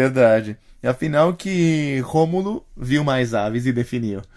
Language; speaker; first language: Portuguese; native; Portuguese